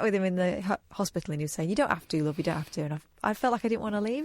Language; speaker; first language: English; native; English